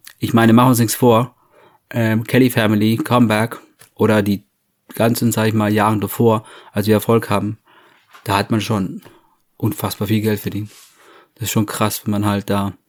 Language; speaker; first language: German; non-native, fluent; English